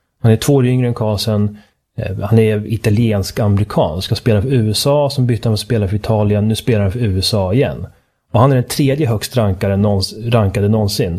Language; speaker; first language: Swedish; native; Swedish